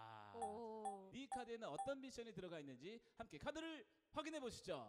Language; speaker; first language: Korean; native; Korean